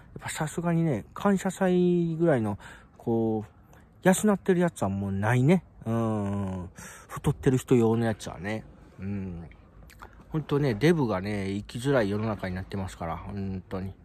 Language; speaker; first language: Japanese; native; Japanese